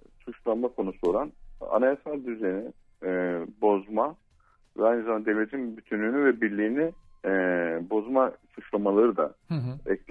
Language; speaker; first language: Turkish; native; Turkish